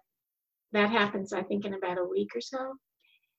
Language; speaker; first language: English; native; English